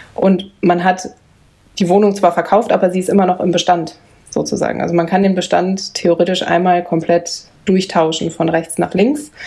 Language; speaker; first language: German; native; German